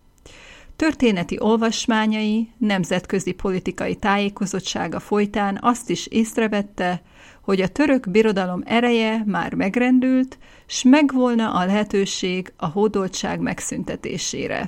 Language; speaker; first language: Hungarian; native; Hungarian